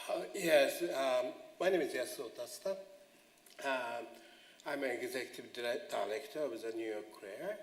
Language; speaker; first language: English; non-native, fluent; Japanese